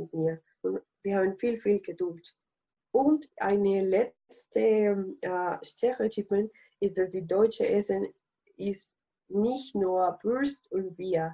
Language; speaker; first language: German; non-native, learner; Spanish